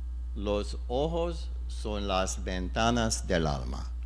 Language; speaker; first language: Spanish; non-native, learner; English